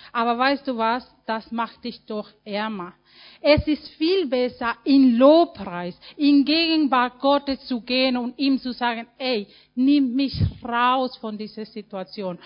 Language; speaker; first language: German; non-native, fluent; Spanish